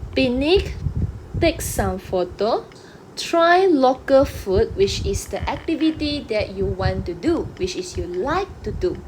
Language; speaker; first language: English; non-native, local second language; Malay